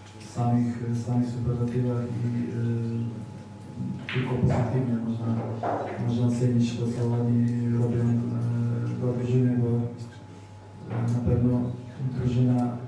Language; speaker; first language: Polish; non-native, fluent; Serbian